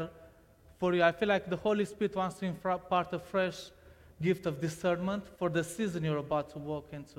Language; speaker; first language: English; non-native, fluent; Romanian